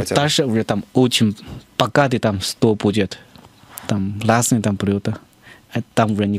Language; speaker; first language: Russian; non-native, fluent; Chinese